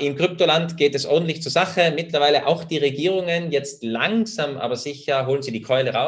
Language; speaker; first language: German; native; German